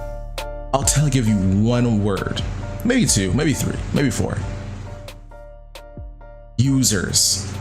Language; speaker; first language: English; native; English